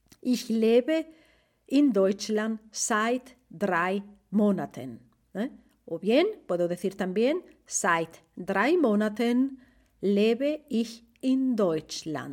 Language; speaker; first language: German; non-native, fluent; Spanish